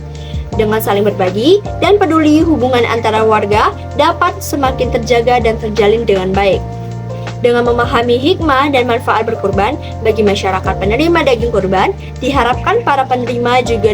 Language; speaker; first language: Indonesian; native; Indonesian